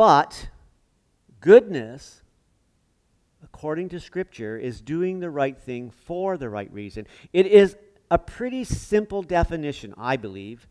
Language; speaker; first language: English; native; English